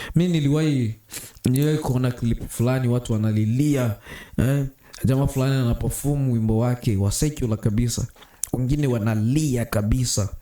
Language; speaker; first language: Swahili; native; Swahili